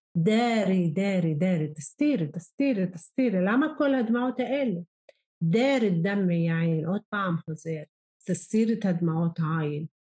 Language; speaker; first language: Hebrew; non-native, local second language; Arabic